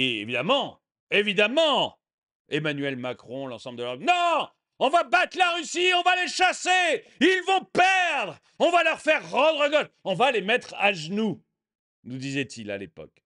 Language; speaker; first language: French; native; French